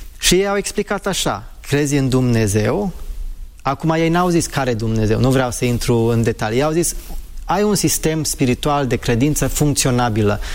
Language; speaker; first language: Romanian; non-native, fluent; English